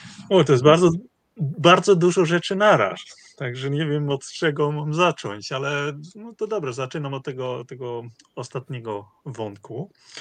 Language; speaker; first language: Polish; non-native, fluent; Dutch